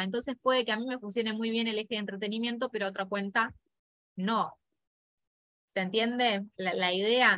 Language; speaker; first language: Spanish; native; Spanish